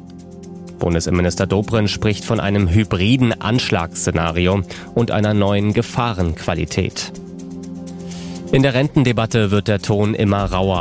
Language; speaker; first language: German; native; German